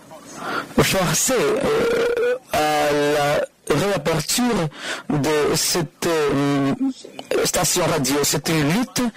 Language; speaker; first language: French; non-native, fluent; Spanish